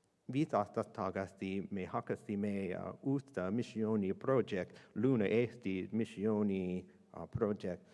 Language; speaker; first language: Estonian; non-native, learner; English